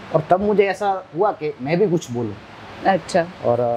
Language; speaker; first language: Hindi; non-native, local second language; Kachhi